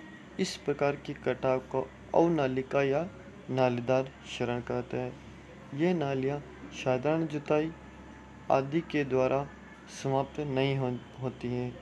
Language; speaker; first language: Hindi; native; Hindi